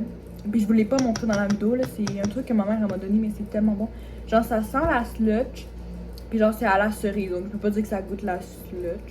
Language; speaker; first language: French; native; French